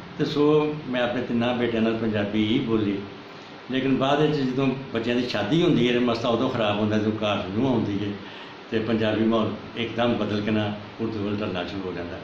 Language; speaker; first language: Punjabi; native; Punjabi